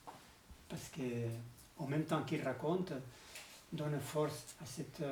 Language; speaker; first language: French; non-native, learner; Spanish